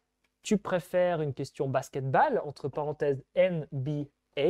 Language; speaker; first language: French; native; French